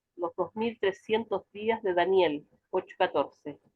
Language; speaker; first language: Spanish; native; Spanish